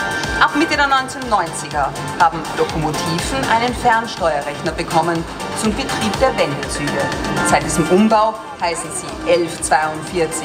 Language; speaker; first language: German; native; German